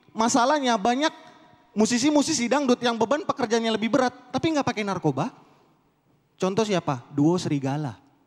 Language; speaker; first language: Indonesian; native; Indonesian